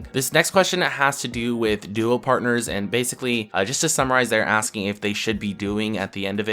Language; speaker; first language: English; native; English